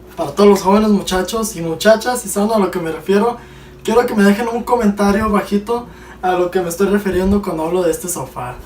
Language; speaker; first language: Spanish; early bilingual, heritage; Spanish